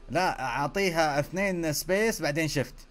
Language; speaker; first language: Arabic; native; Arabic